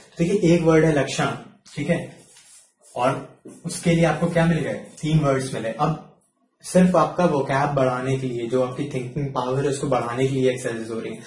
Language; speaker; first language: Hindi; native; Hindi